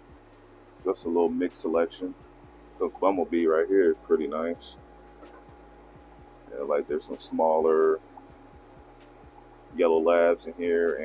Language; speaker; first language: English; native; English